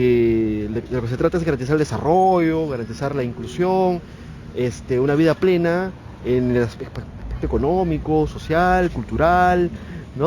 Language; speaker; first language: Spanish; native; Spanish